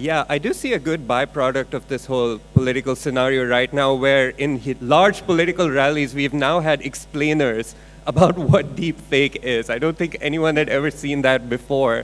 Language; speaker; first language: English; non-native, local second language; Urdu